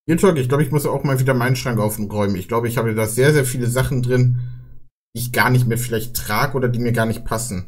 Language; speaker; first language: German; native; German